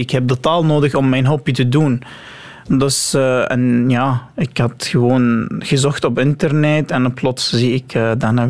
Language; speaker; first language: Dutch; non-native, learner; Arabic